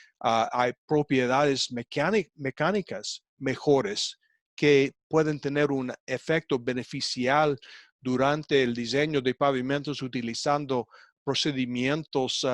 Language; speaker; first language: Spanish; non-native, fluent; English